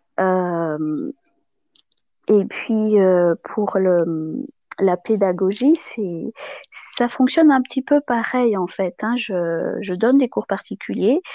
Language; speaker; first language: French; non-native, local second language; Malagasy